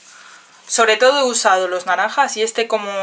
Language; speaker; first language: Spanish; native; Spanish